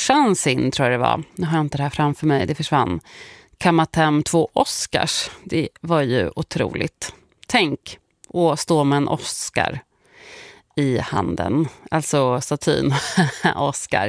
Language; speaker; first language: Swedish; native; Swedish